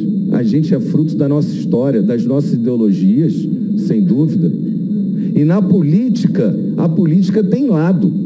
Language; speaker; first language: Portuguese; native; Portuguese